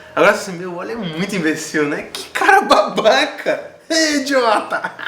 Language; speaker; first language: Portuguese; native; Portuguese